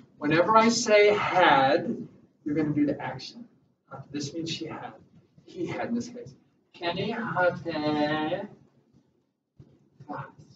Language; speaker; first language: English; native; English